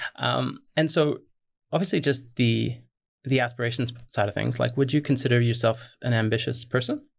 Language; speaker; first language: English; native; English